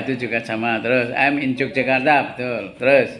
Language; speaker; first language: Indonesian; native; Indonesian